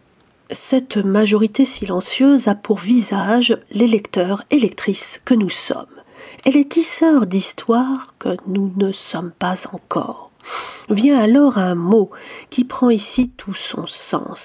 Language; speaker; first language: French; native; French